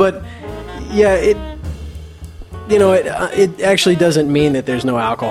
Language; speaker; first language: English; native; English